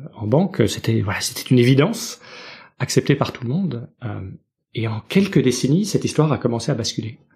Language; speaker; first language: French; native; French